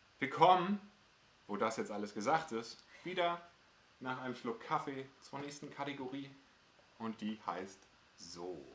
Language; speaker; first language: German; native; German